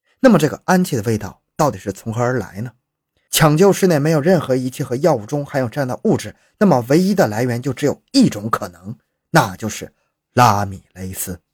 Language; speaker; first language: Chinese; native; Chinese